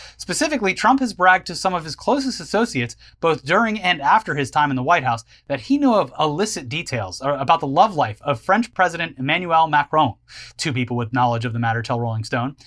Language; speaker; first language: English; native; English